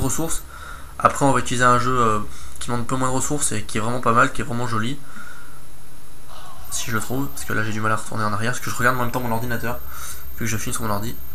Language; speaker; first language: French; native; French